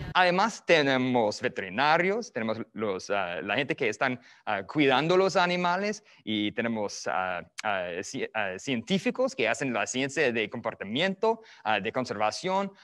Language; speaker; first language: Spanish; non-native, fluent; English